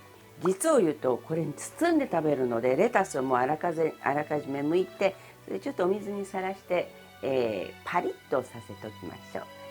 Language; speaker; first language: Japanese; early bilingual, other home language; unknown